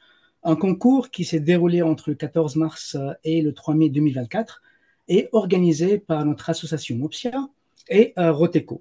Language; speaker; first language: French; native; French